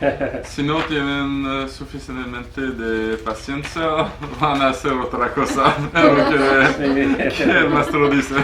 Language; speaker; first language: Spanish; non-native, learner; French